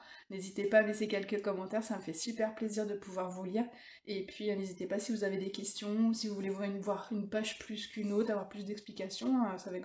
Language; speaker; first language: French; native; French